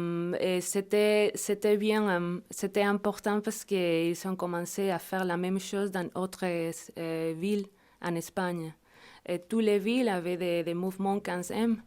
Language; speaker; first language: French; non-native, fluent; Spanish